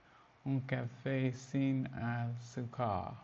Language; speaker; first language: Spanish; non-native, learner; English